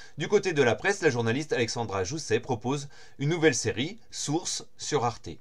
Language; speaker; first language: French; native; French